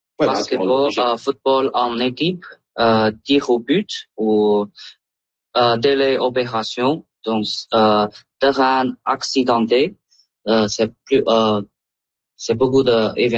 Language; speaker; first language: French; non-native, learner; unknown